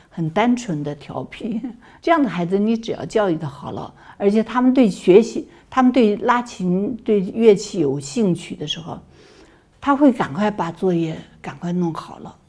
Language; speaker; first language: Chinese; native; Chinese